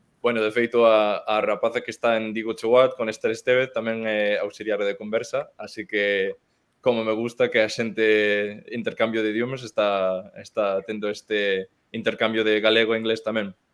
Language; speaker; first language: Galician; non-native, fluent; English